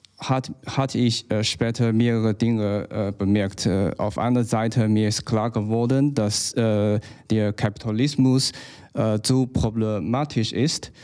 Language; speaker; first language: German; non-native, learner; Chinese